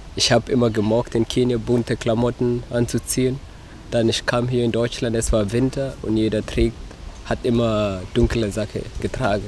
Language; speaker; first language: German; non-native, fluent; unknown